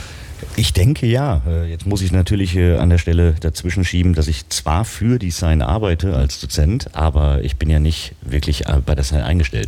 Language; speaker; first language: German; native; German